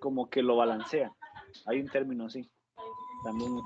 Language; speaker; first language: Spanish; native; Spanish